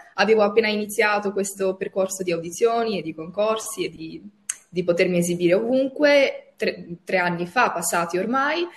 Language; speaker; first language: Italian; non-native, fluent; Albanian